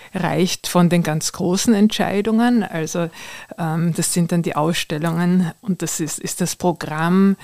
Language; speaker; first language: German; native; German